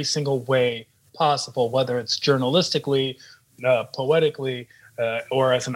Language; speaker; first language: English; native; English